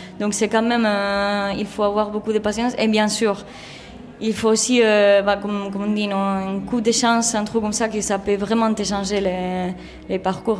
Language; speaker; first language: French; non-native, fluent; Spanish